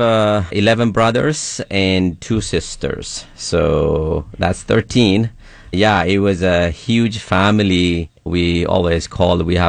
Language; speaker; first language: English; non-native, fluent; Sidamo